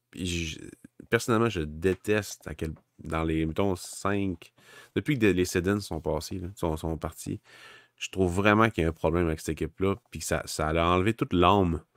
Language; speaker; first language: French; native; French